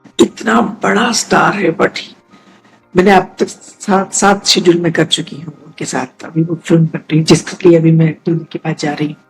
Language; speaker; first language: Hindi; native; Hindi